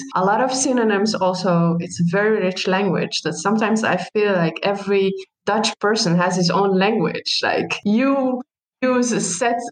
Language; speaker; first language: English; non-native, fluent; Arabic